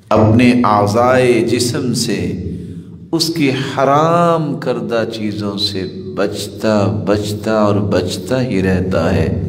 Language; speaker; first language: Urdu; non-native, local second language; Punjabi